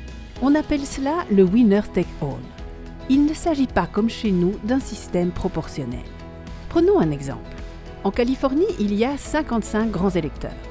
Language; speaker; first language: French; native; French